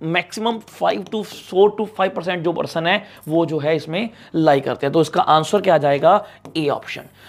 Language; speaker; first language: Hindi; non-native, local second language; Punjabi